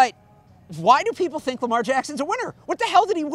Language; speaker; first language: English; native; English